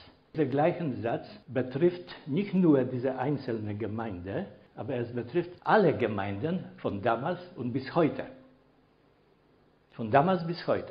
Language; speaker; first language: German; non-native, fluent; Polish